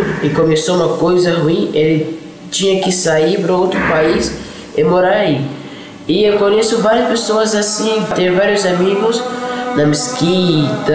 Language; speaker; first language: Portuguese; early bilingual, other home language; Arabic